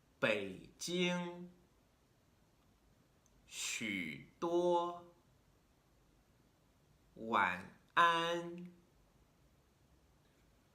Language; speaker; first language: Chinese; non-native, fluent; English